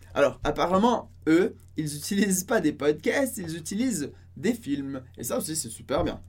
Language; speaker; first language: French; non-native, fluent; Portuguese